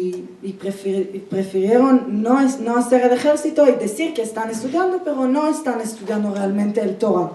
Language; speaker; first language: Spanish; non-native, fluent; Hebrew